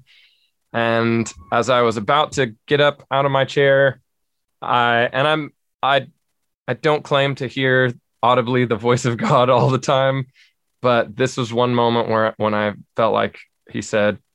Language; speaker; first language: English; native; English